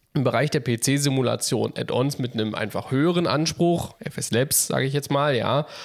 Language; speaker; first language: German; early bilingual, heritage; Polish